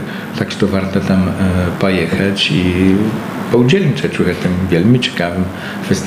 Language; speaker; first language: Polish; non-native, local second language; Belarusian